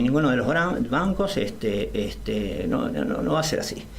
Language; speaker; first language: Spanish; native; Spanish